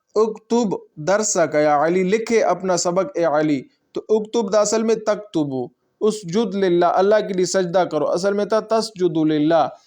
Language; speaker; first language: Urdu; non-native, local second language; Pashto